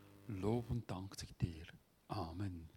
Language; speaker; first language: German; native; German